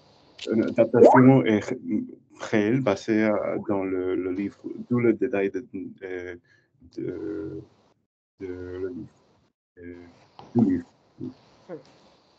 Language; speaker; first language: French; non-native, learner; English